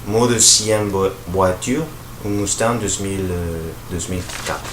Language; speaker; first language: French; non-native, learner; Spanish